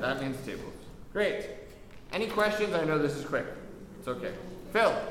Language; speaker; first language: English; native; English